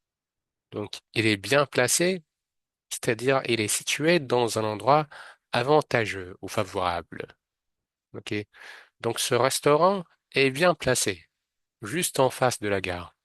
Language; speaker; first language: French; non-native, fluent; Arabic